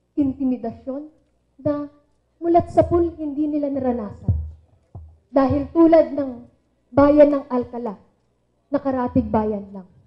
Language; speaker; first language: Filipino; non-native, local second language; Iloko